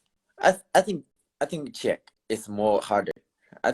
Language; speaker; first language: English; non-native, learner; Chinese